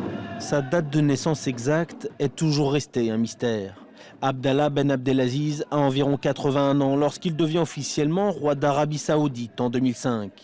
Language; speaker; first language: French; native; French